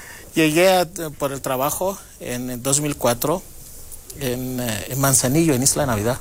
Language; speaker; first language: Spanish; non-native, fluent; Greek